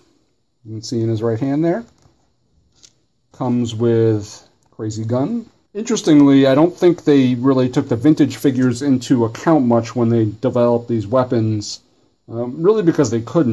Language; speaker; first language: English; native; English